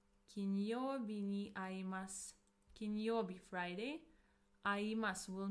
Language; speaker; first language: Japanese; non-native, fluent; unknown